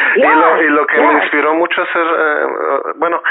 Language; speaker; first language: Spanish; native; Spanish